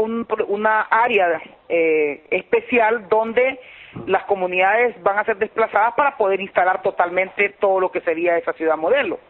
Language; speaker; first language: Spanish; native; Spanish